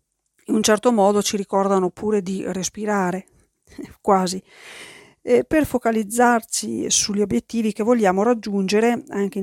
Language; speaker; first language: Italian; native; Italian